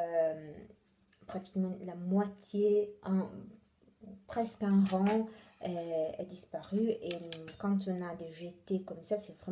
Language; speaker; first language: French; non-native, fluent; Italian